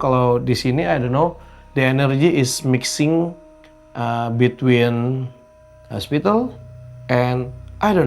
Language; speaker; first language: English; non-native, learner; Indonesian